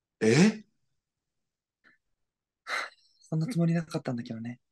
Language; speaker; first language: Japanese; native; Japanese